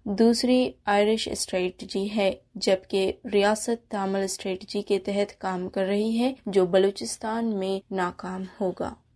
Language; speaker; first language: Urdu; non-native, local second language; Baluchi